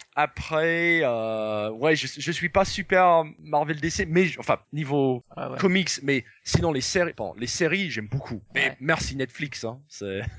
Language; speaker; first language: French; non-native, fluent; English